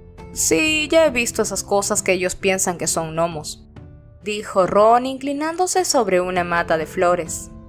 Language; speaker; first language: Spanish; native; Spanish